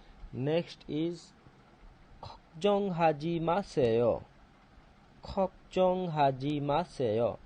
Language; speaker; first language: Korean; non-native, fluent; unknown